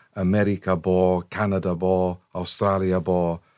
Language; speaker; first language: Hungarian; non-native, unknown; English